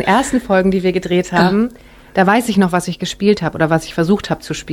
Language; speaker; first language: German; native; German